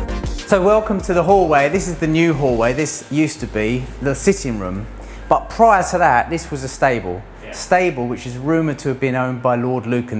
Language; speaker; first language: English; native; English